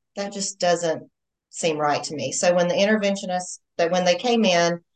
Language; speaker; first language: English; native; English